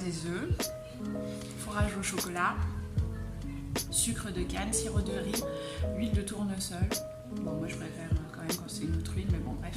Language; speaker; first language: French; native; French